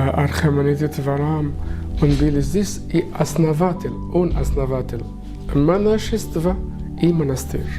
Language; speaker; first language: Russian; non-native, learner; Arabic